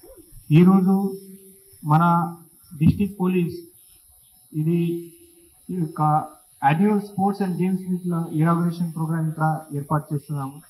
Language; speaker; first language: Telugu; non-native, fluent; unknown